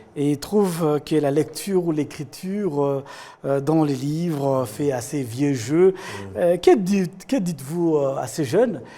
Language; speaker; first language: French; non-native, local second language; Kinyarwanda